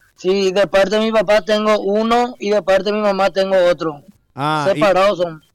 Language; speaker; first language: Spanish; native; Spanish